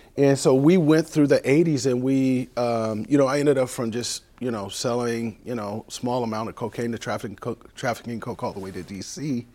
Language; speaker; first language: English; native; English